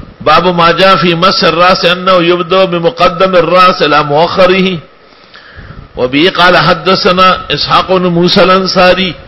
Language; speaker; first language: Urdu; non-native, local second language; Pashto